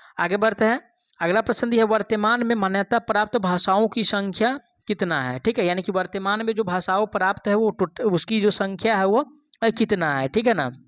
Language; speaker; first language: Hindi; native; Hindi